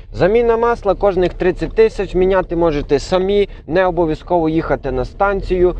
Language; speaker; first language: Ukrainian; native; Ukrainian